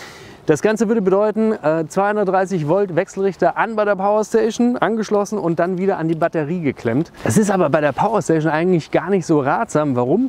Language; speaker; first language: German; native; German